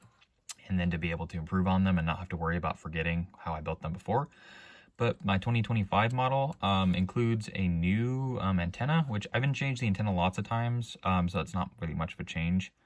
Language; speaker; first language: English; native; English